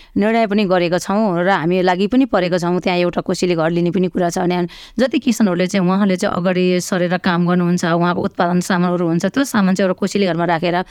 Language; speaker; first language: Nepali; native; Nepali